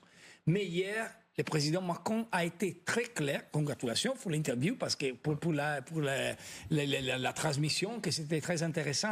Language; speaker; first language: French; non-native, fluent; Italian